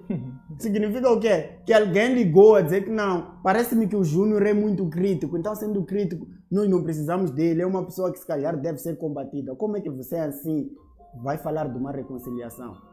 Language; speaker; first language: Portuguese; native; Portuguese